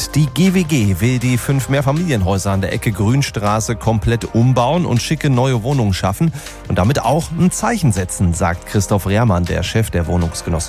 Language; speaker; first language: German; native; German